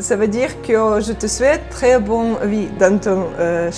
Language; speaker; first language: French; non-native, learner; Ukrainian